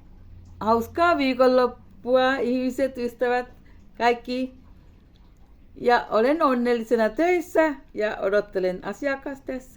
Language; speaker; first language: Finnish; non-native, learner; Hindi